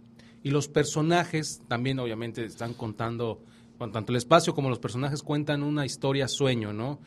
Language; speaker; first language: Spanish; native; Spanish